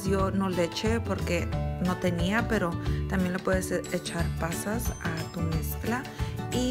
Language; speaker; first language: Spanish; native; Spanish